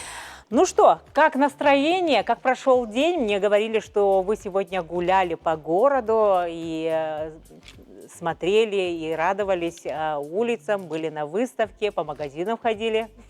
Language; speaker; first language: Russian; native; Russian